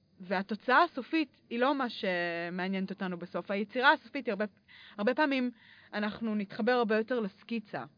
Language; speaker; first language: Hebrew; early bilingual, other home language; English